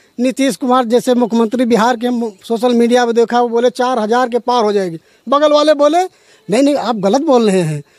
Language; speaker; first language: Hindi; native; Hindi